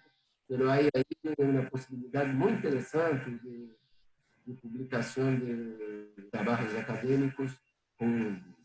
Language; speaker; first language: Spanish; non-native, fluent; Portuguese